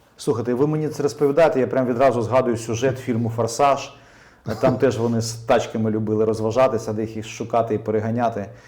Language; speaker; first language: Ukrainian; native; Ukrainian